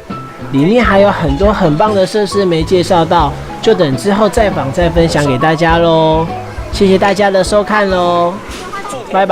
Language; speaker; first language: Chinese; native; Chinese